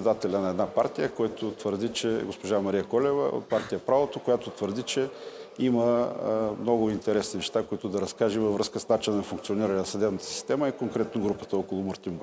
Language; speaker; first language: Bulgarian; native; Bulgarian